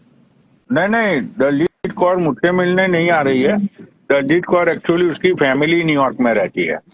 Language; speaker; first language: Hindi; native; Hindi